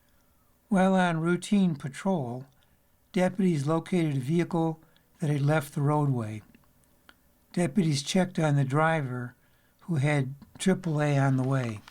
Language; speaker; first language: English; native; English